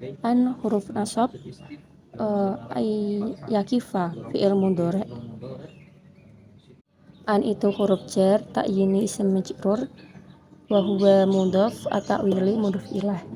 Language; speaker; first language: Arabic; non-native, learner; Indonesian